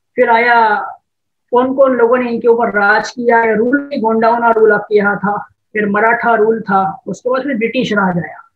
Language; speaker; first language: Hindi; non-native, local second language; Marathi